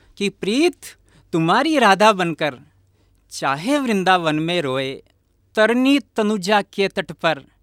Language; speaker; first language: Hindi; native; Hindi